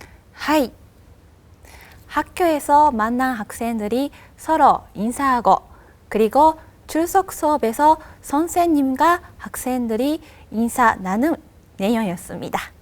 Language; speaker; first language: Korean; non-native, fluent; Japanese